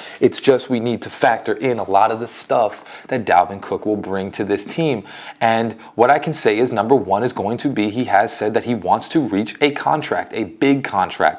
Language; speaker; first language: English; native; English